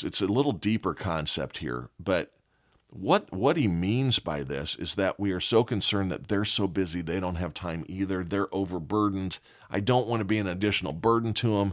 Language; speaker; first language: English; native; English